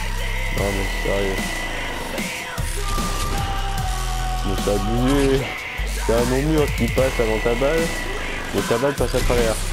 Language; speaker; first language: French; native; French